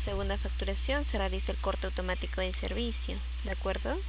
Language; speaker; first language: Spanish; native; Spanish